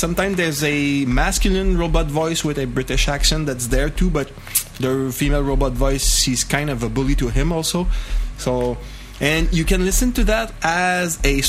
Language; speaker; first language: English; non-native, fluent; French